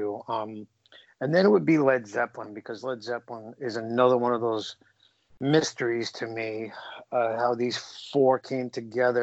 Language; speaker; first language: English; native; English